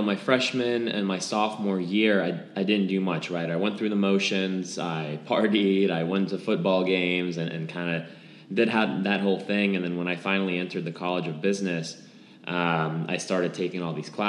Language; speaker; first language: English; non-native, fluent; Lithuanian